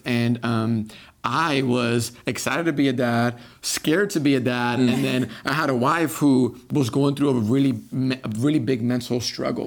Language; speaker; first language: English; native; English